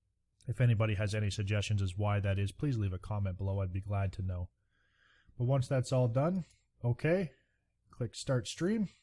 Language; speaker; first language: English; native; English